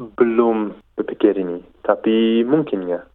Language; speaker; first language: Indonesian; non-native, learner; English